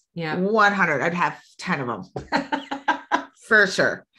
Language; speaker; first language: English; native; English